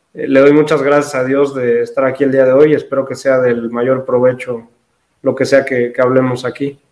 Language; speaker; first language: Spanish; native; Spanish